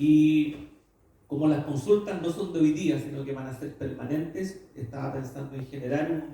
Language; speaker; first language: Spanish; native; Spanish